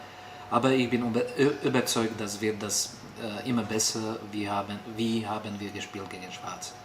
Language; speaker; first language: German; non-native, fluent; Slovak